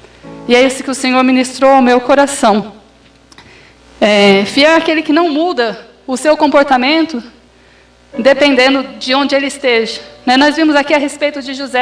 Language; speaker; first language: Portuguese; native; Portuguese